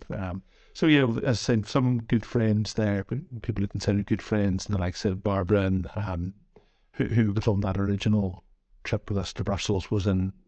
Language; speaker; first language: English; native; English